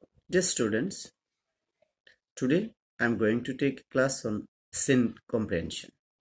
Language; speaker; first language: English; non-native, fluent; Bangla